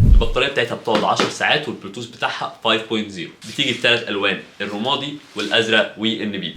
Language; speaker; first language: Arabic; native; Arabic